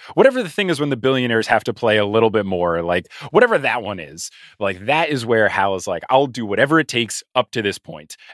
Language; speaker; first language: English; native; English